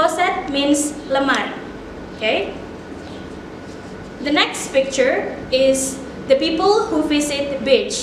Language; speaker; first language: English; non-native, fluent; Indonesian